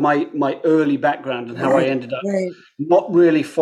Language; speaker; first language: English; native; English